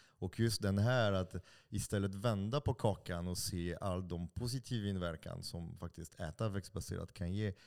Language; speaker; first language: Swedish; non-native, fluent; French